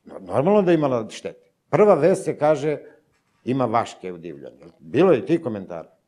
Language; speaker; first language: Serbian; native; Serbian